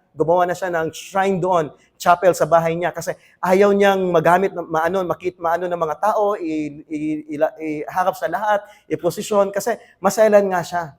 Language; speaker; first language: Filipino; native; Filipino